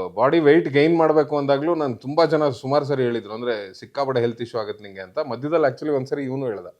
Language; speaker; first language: Kannada; native; Kannada